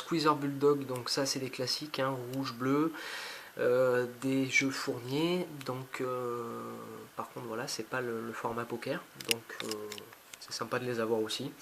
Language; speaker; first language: French; native; French